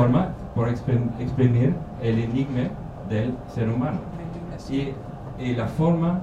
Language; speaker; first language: Spanish; non-native, learner; German